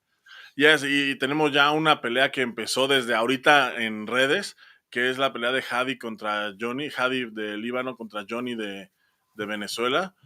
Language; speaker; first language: Spanish; native; Spanish